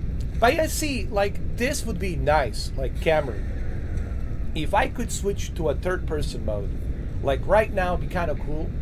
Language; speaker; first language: English; native; English